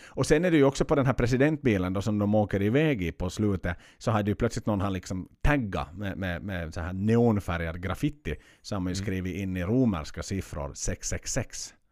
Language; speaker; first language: Swedish; native; Swedish